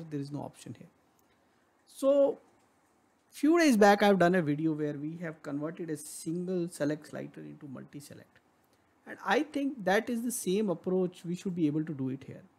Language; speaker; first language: English; non-native, local second language; Hindi